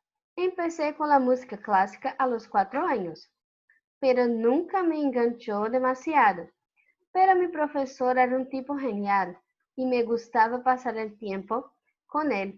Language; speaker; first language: Spanish; non-native, fluent; Portuguese